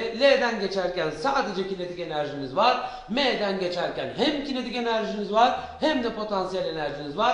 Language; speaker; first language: Turkish; native; Turkish